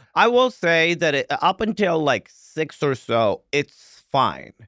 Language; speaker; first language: English; non-native, local second language; Urdu